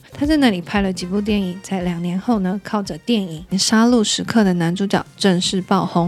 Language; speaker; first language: Chinese; native; Chinese